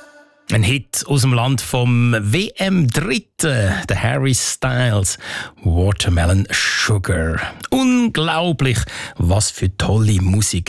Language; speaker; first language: German; native; German